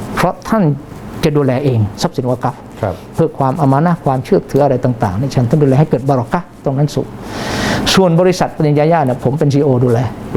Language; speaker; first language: Thai; non-native, local second language; Malay